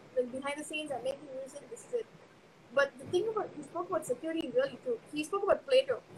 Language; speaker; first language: English; non-native, local second language; Tamil